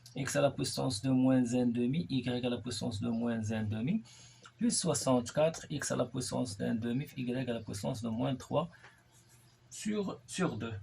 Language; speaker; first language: French; non-native, local second language; Arabic